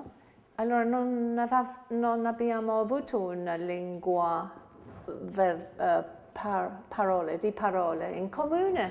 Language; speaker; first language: Italian; non-native, fluent; English